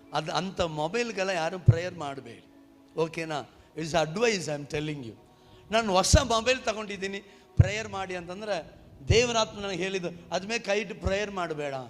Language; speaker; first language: Kannada; non-native, local second language; Tamil